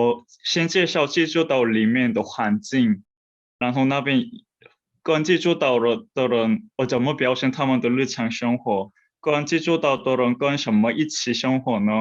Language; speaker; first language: Chinese; non-native, fluent; Korean